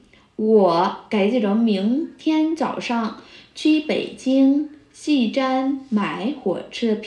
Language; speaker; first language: Chinese; non-native, fluent; Vietnamese